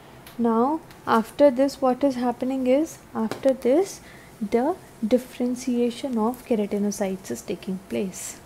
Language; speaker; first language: English; non-native, local second language; Hindi